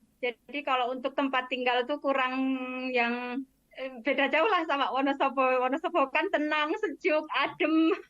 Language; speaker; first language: Indonesian; non-native, local second language; Javanese